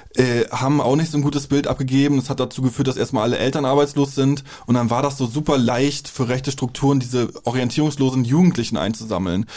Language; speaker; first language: German; native; German